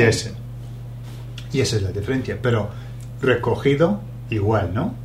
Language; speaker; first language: Spanish; non-native, learner; English